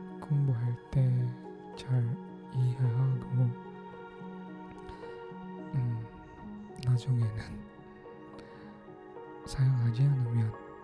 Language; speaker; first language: Korean; non-native, learner; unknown